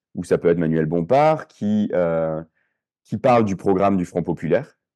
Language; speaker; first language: French; native; French